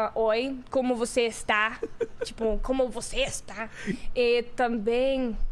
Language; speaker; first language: Portuguese; non-native, learner; Dutch